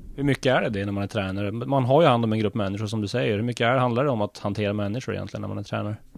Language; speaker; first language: Swedish; native; Swedish